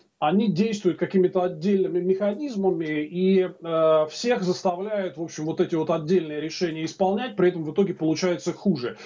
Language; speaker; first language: Russian; native; Russian